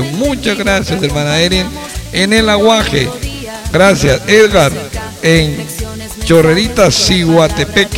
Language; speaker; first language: Spanish; native; Spanish